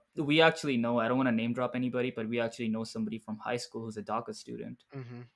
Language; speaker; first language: English; early bilingual, other home language; Arabic